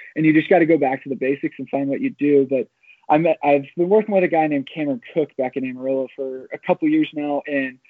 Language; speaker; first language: English; native; English